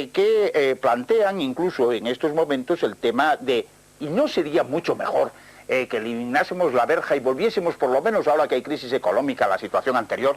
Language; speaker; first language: Spanish; native; Spanish